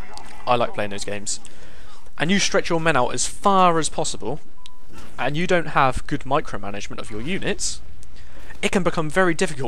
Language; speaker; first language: English; native; English